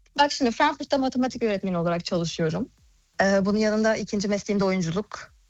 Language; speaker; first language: Turkish; early bilingual, heritage; Turkish